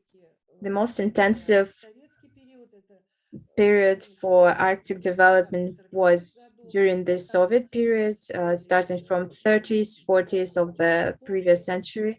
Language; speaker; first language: English; non-native, fluent; Russian